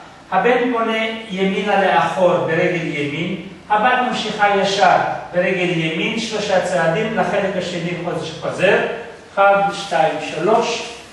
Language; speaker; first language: Hebrew; native; Hebrew